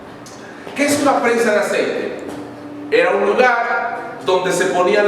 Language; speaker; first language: Spanish; native; Spanish